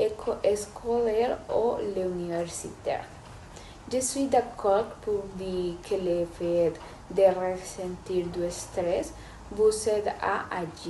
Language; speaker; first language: French; non-native, fluent; Spanish